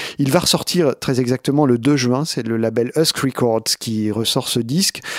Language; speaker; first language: French; native; French